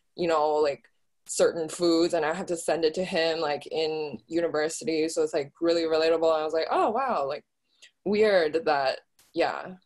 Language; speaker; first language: English; early bilingual, other home language; Chinese